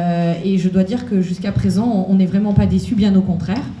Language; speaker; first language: French; native; French